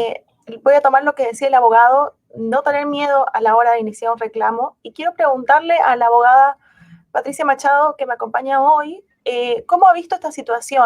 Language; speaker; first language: Spanish; native; Spanish